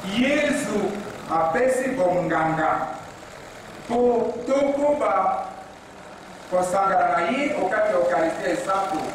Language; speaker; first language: Lingala; native; Lingala